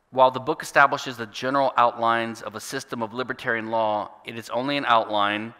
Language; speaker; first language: English; native; English